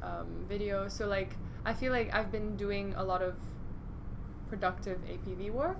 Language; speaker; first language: English; non-native, local second language; Cantonese